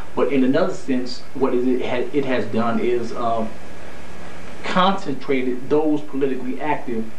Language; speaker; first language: English; native; English